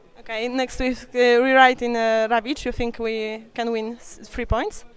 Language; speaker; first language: English; non-native, learner; Polish